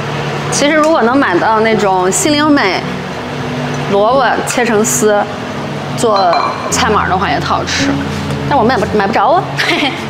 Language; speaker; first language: Chinese; native; Chinese